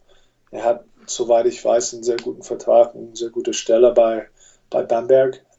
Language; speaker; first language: German; non-native, fluent; English